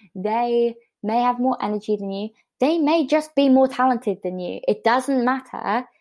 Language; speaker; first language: English; native; English